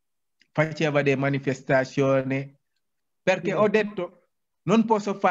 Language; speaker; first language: Italian; non-native, learner; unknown